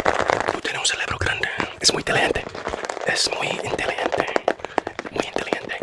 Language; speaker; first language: Spanish; non-native, fluent; English